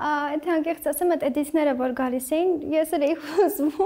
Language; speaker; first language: Armenian; early bilingual, heritage; Armenian